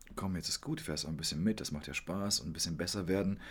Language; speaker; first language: German; early bilingual, other home language; Polish